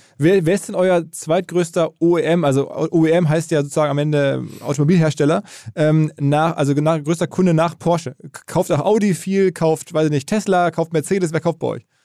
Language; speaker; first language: German; native; German